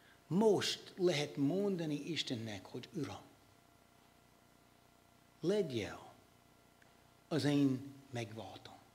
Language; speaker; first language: Hungarian; non-native, fluent; English